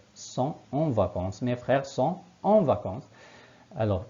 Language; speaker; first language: French; non-native, local second language; Arabic